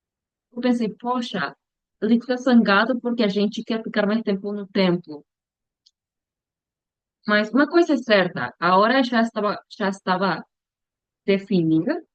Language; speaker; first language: Portuguese; non-native, learner; Spanish